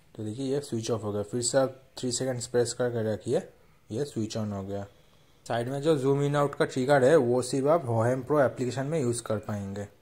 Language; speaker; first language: Hindi; native; Hindi